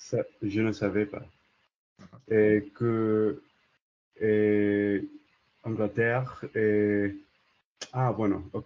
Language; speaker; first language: French; non-native, learner; English